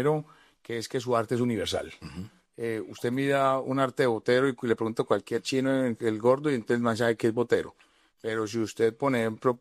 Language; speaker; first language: Spanish; native; Spanish